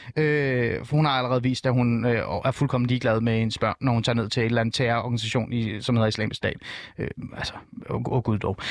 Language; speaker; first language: Danish; early bilingual, other home language; Persian